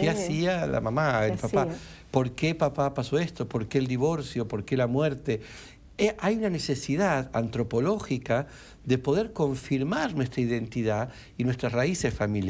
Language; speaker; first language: Spanish; native; Spanish